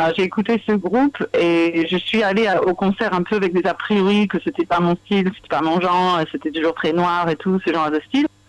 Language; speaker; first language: French; non-native, fluent; English